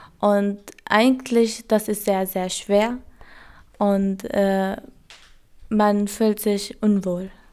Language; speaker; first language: German; non-native, learner; Arabic